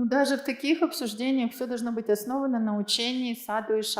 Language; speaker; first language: Russian; native; Russian